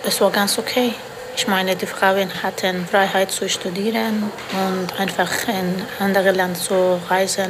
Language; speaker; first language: German; non-native, learner; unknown